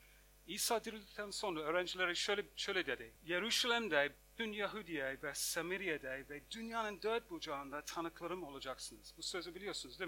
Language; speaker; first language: Turkish; non-native, fluent; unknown